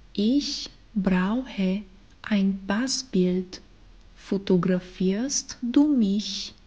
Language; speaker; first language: German; non-native, fluent; Bulgarian